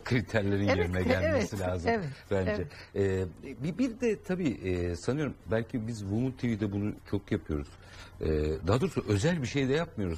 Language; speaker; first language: Turkish; native; Turkish